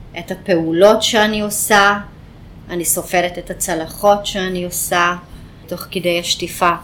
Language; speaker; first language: Hebrew; non-native, fluent; Hungarian